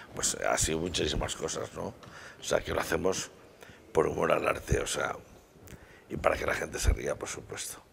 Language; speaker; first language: Spanish; native; Spanish